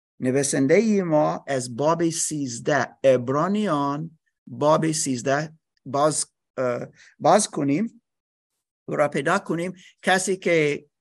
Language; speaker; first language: Persian; non-native, learner; English